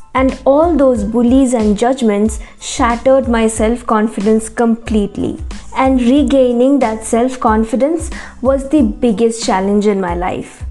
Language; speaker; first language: English; non-native, local second language; Bangla